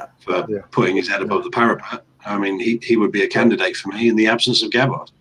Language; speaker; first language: English; native; English